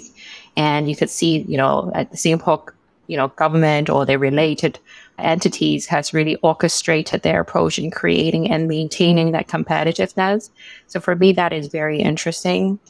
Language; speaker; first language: English; non-native, local second language; Cantonese